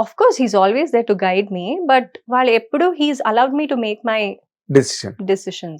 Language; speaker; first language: Telugu; non-native, fluent; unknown